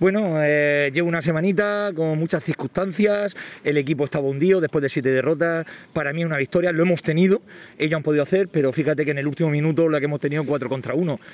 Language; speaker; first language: Spanish; native; Spanish